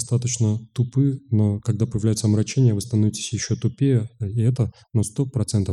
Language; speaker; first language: Russian; native; Russian